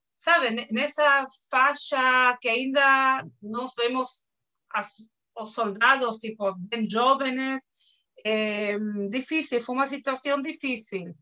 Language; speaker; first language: Portuguese; non-native, fluent; Hebrew